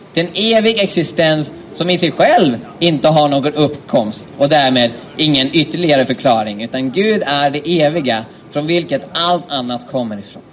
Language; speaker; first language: Swedish; native; Swedish